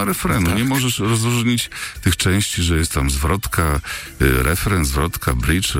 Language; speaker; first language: Polish; native; Polish